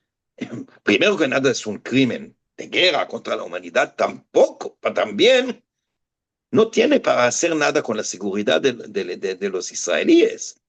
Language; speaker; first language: Spanish; non-native, fluent; Hebrew